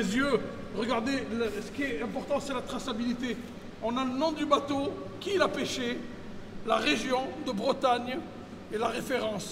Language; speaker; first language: French; native; French